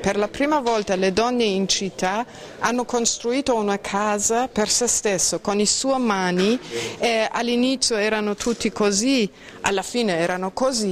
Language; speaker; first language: Italian; non-native, fluent; Persian